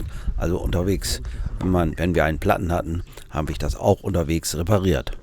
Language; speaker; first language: German; native; German